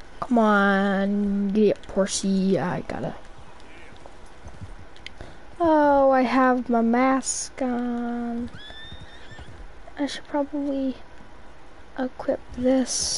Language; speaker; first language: English; native; English